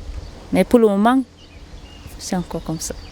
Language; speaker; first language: French; non-native, learner; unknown